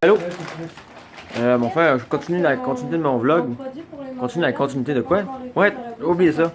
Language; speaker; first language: French; native; French